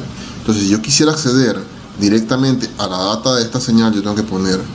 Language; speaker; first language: Spanish; native; Spanish